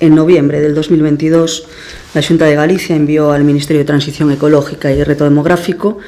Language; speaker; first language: Spanish; native; Spanish